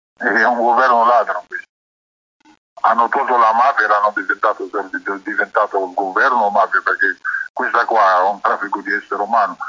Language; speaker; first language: Italian; non-native, learner; Arabic